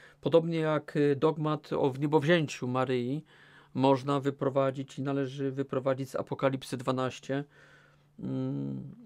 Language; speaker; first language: Polish; native; Polish